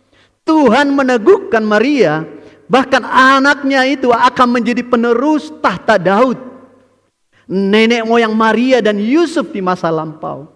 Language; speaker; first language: Indonesian; native; Indonesian